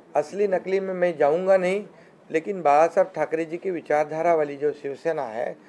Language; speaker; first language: Hindi; non-native, local second language; Marathi